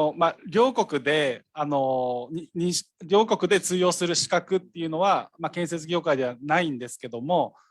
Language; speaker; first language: Japanese; native; Japanese